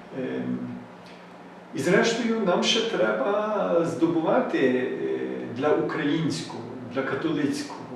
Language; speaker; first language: Ukrainian; early bilingual, heritage; Ukrainian